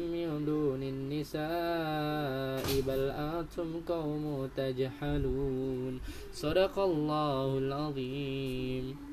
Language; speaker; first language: Arabic; non-native, learner; Indonesian